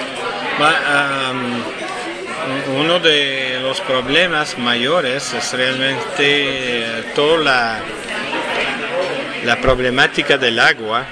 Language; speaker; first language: Spanish; non-native, fluent; French